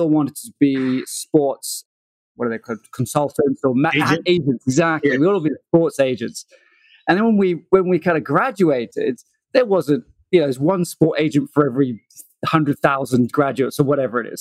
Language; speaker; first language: English; native; English